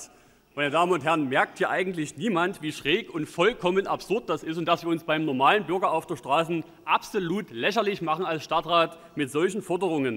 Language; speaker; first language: German; native; German